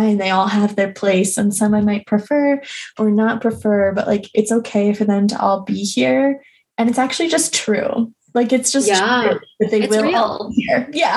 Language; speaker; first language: English; native; English